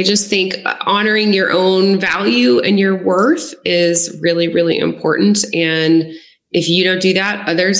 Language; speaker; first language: English; native; English